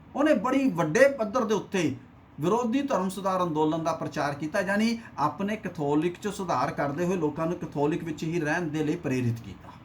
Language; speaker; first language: Hindi; non-native, local second language; Punjabi